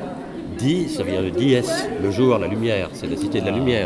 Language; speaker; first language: French; native; French